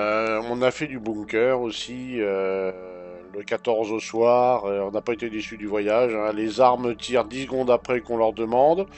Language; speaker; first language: French; native; French